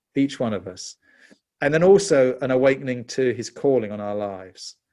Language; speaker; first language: English; native; English